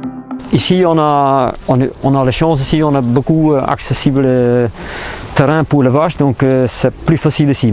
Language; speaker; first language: French; non-native, fluent; Dutch